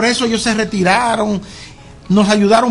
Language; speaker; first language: Spanish; native; Spanish